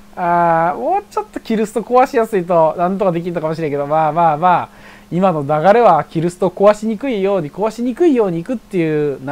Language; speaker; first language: Japanese; native; Japanese